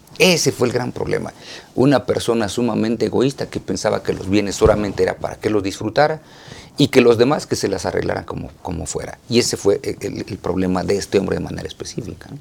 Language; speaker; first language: Spanish; native; Spanish